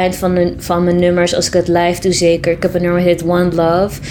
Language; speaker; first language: Dutch; early bilingual, other home language; Tigrinya